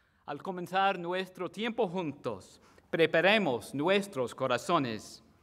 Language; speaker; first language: Spanish; non-native, fluent; English